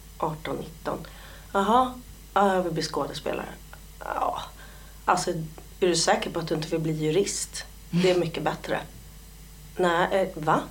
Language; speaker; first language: Swedish; native; Swedish